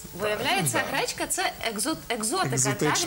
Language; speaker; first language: Ukrainian; native; Ukrainian